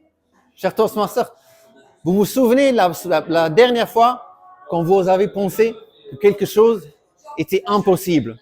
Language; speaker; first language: French; non-native, fluent; German